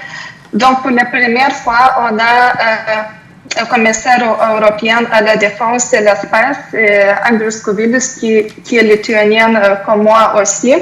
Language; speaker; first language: French; non-native, fluent; Lithuanian